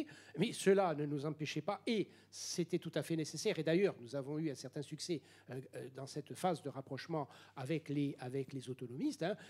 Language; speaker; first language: French; native; French